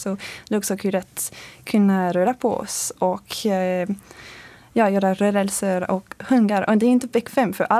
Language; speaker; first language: Swedish; non-native, fluent; French